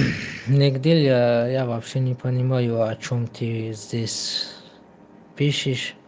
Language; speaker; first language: Russian; non-native, local second language; Tajik